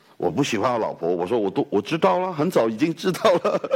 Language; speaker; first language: Chinese; non-native, fluent; Cantonese